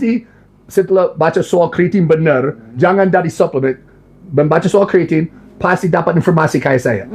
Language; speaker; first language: Indonesian; non-native, learner; English